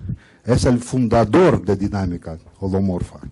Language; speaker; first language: Spanish; non-native, learner; English